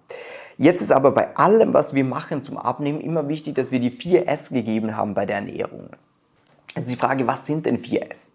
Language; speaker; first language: German; native; German